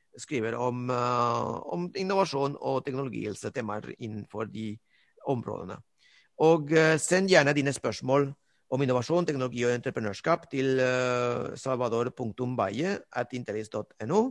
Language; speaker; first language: Norwegian; non-native, fluent; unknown